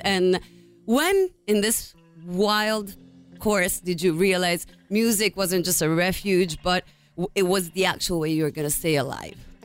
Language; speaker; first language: English; non-native, fluent; Italian